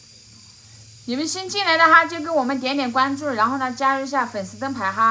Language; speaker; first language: Chinese; native; Chinese